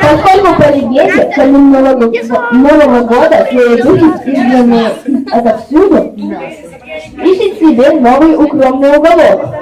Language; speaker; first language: Russian; native; Russian